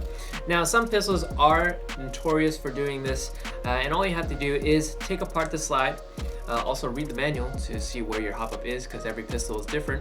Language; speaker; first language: English; native; English